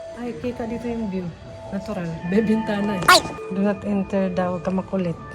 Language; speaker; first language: Filipino; native; Filipino